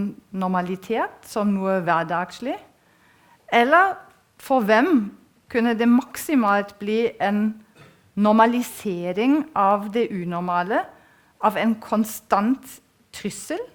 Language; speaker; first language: Norwegian; non-native, fluent; German